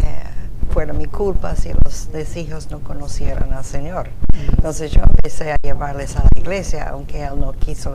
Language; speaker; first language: Spanish; non-native, fluent; English